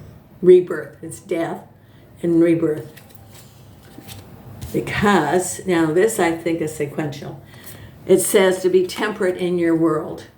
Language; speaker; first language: English; native; English